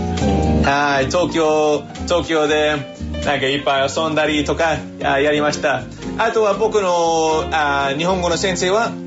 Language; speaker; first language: Japanese; non-native, fluent; English